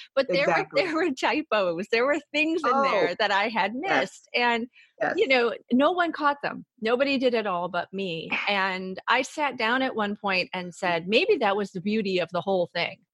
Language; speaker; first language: English; native; English